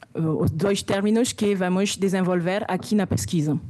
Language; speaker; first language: Portuguese; non-native, fluent; French